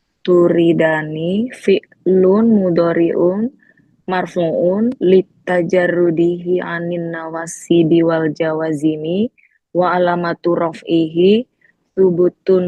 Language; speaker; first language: Arabic; non-native, learner; Indonesian